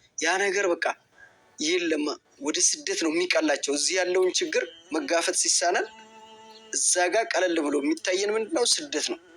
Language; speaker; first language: Amharic; native; Amharic